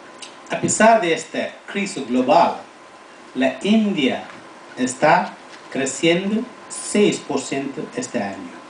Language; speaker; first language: Spanish; non-native, fluent; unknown